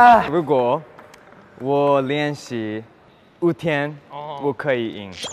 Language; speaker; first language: Chinese; non-native, learner; English